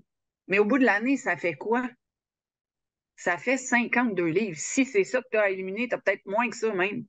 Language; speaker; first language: French; native; French